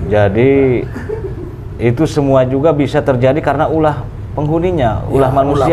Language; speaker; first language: Indonesian; native; Indonesian